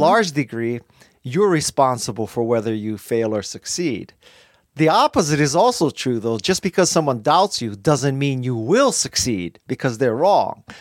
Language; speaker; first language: English; native; English